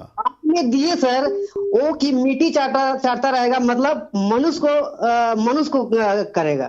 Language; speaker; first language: Hindi; native; Hindi